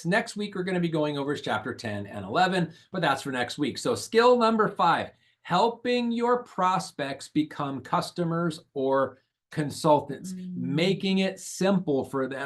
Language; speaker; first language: English; native; English